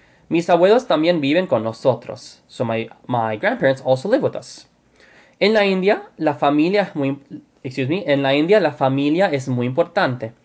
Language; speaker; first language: Spanish; non-native, fluent; English